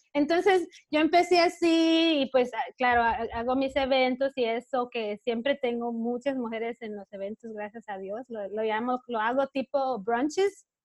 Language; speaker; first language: Spanish; native; Spanish